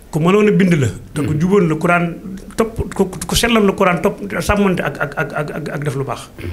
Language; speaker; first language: Wolof; native; Wolof